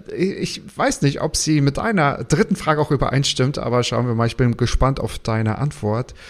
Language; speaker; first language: German; native; German